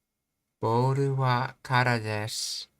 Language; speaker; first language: Japanese; non-native, learner; English